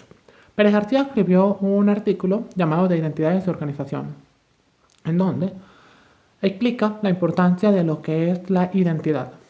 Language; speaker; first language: Spanish; native; Spanish